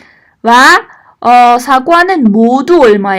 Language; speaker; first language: Korean; non-native, fluent; Persian